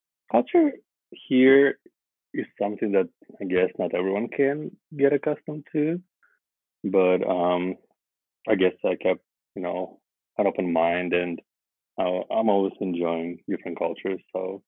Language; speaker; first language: English; non-native, fluent; Russian